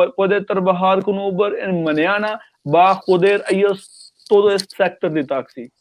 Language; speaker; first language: Spanish; non-native, learner; Urdu